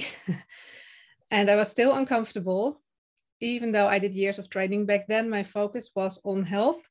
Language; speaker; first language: English; non-native, fluent; Dutch